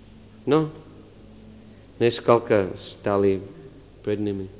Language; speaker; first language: Russian; non-native, fluent; English